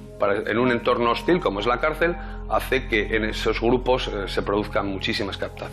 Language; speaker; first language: Spanish; native; Spanish